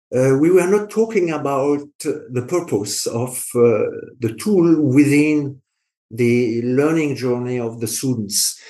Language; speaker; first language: English; non-native, fluent; French